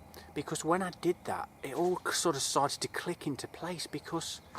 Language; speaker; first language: English; native; English